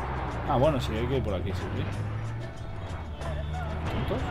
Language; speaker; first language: Spanish; native; Spanish